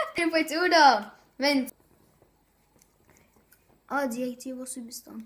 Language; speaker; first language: Norwegian; non-native, fluent; Arabic